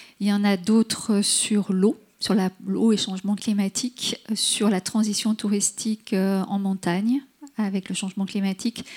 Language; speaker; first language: French; native; French